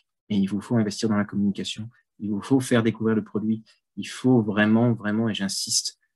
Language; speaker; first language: French; native; French